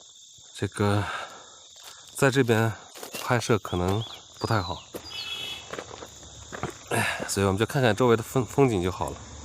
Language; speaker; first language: Chinese; native; Chinese